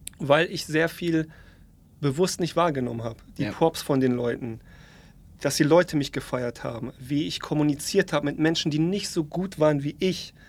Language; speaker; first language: German; early bilingual, other home language; Polish